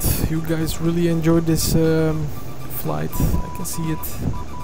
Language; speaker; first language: English; non-native, fluent; Turkish